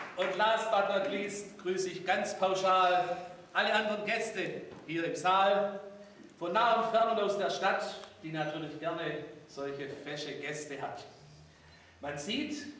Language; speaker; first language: German; native; German